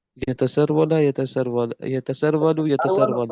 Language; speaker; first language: Arabic; non-native, learner; Urdu